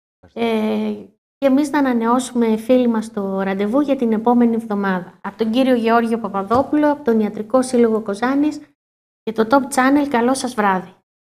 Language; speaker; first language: Greek; native; Greek